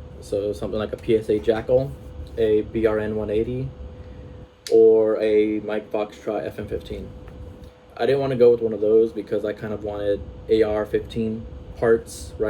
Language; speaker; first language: English; native; English